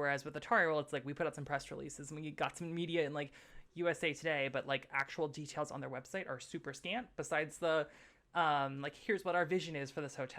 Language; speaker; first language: English; native; English